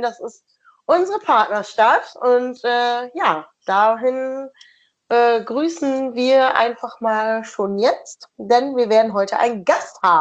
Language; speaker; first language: German; native; German